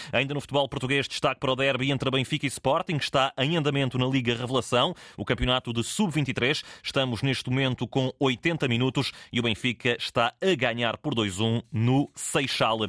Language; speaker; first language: Portuguese; native; Portuguese